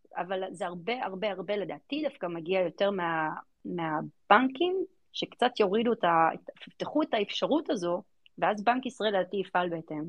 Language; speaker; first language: Hebrew; early bilingual, other home language; English